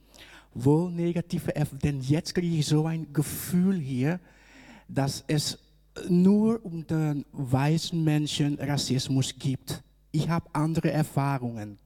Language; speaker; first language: German; non-native, fluent; Dutch